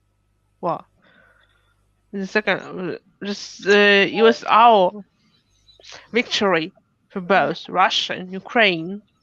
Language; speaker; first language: English; non-native, fluent; Russian